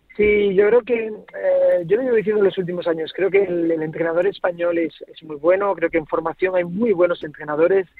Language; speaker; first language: Spanish; native; Spanish